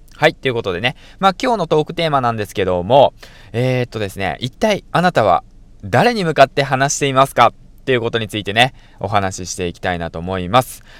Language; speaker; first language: Japanese; native; Japanese